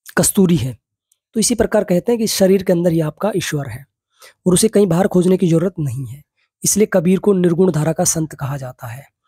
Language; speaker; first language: Hindi; native; Hindi